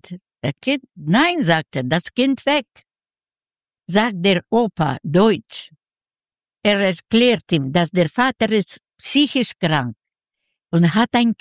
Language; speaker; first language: German; non-native, learner; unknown